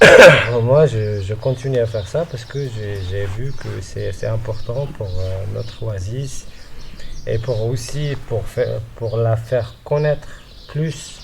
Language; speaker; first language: French; non-native, local second language; Arabic